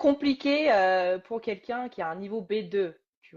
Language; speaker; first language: French; native; French